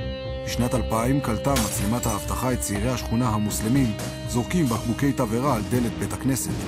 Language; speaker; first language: Hebrew; native; Hebrew